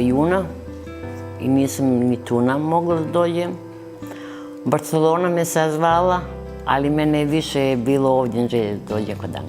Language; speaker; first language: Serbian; early bilingual, other home language; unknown